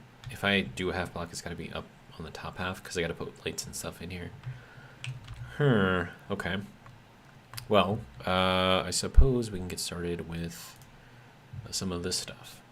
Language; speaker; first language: English; native; English